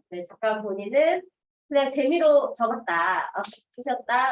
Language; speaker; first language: Korean; native; Korean